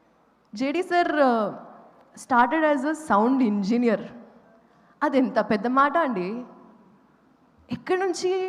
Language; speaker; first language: Telugu; non-native, local second language; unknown